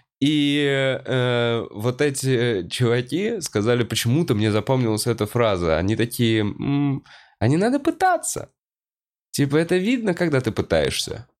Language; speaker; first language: Russian; native; Russian